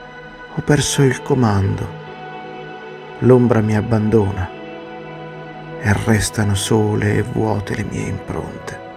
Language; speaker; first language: Italian; native; Italian